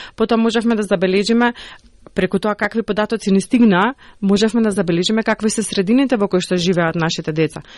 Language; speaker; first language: Macedonian; native; Macedonian